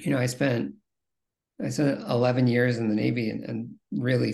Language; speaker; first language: English; native; English